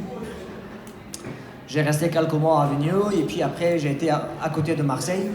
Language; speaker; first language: French; non-native, fluent; Persian